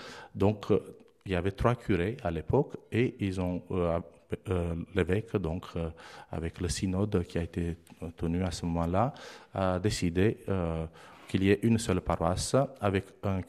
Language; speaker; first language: French; non-native, fluent; Romanian